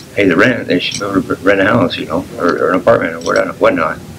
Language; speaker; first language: English; native; English